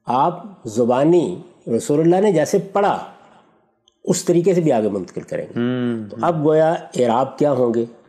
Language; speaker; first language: Urdu; non-native, local second language; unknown